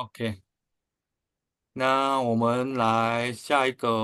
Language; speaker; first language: Chinese; non-native, fluent; Indonesian